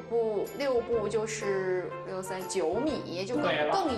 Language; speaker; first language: Chinese; native; Chinese